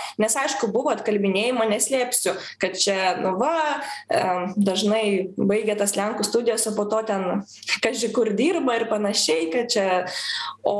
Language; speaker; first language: Lithuanian; non-native, local second language; Polish